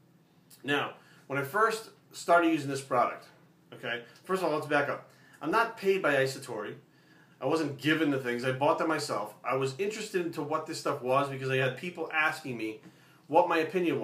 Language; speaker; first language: English; native; English